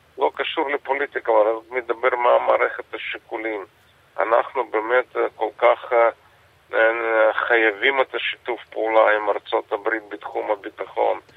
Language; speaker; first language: Hebrew; non-native, fluent; Russian